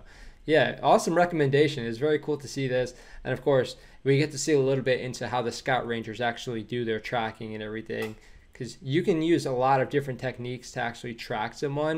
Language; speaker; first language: English; native; English